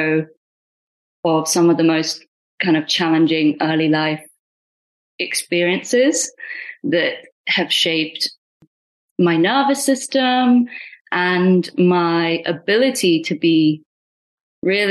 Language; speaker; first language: English; non-native, local second language; Punjabi